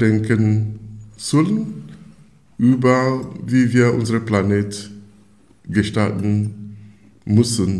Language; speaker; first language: German; non-native, fluent; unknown